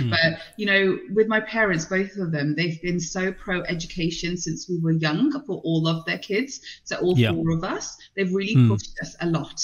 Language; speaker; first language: English; non-native, local second language; Punjabi